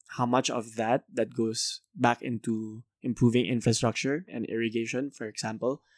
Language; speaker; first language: English; non-native, local second language; Filipino